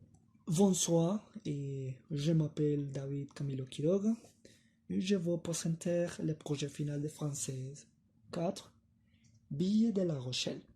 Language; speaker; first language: French; non-native, learner; Spanish